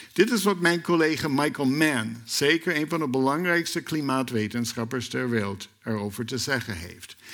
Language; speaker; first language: Dutch; non-native, fluent; English